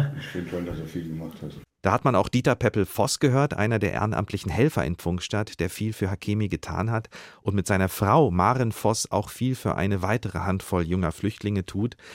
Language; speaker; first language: German; native; German